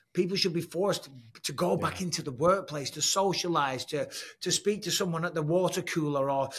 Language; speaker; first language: English; native; English